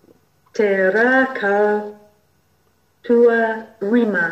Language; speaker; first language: Māori; non-native, learner; English